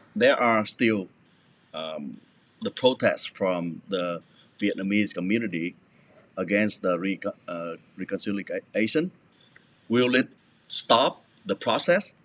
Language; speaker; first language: English; non-native, fluent; Vietnamese